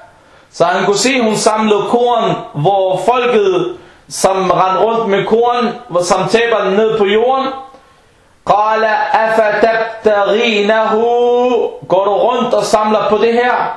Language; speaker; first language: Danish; non-native, fluent; Arabic